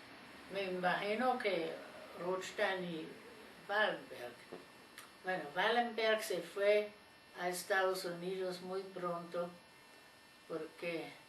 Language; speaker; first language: Spanish; non-native, fluent; German